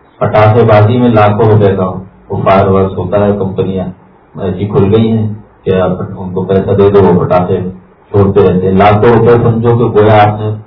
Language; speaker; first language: Urdu; native; Urdu